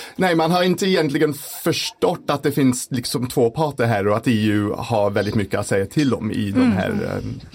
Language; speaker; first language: Swedish; non-native, fluent; English